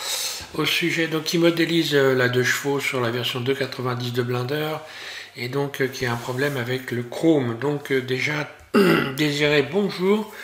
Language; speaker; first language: French; native; French